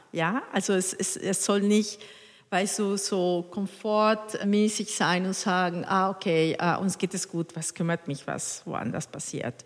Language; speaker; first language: German; non-native, fluent; Spanish